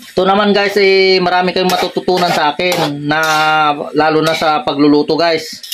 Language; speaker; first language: Filipino; non-native, local second language; Iloko